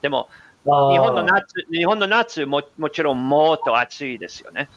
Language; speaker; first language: Japanese; non-native, learner; English